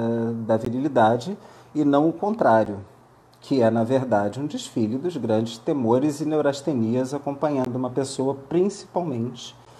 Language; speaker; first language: Portuguese; native; Portuguese